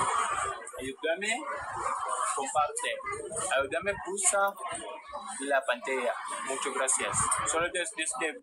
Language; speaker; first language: Spanish; non-native, learner; Malay